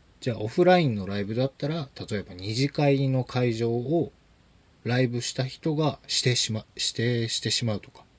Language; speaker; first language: Japanese; native; Japanese